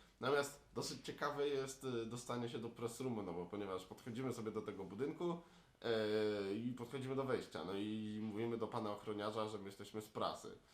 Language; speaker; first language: Polish; native; Polish